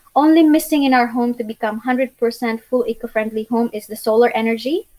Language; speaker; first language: English; non-native, local second language; Cebuano